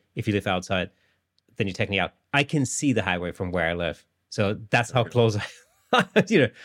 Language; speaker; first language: English; non-native, fluent; German